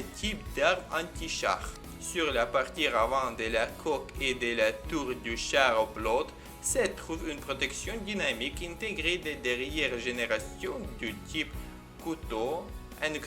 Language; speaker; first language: French; non-native, learner; Ukrainian